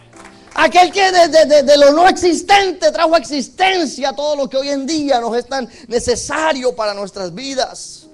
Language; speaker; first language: Spanish; native; Spanish